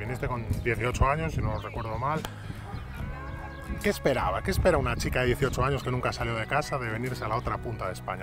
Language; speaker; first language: Spanish; native; Spanish